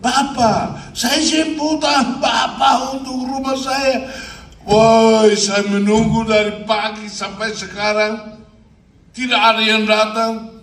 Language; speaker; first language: Indonesian; non-native, fluent; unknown